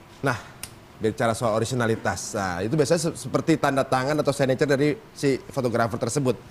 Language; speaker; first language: Indonesian; native; Indonesian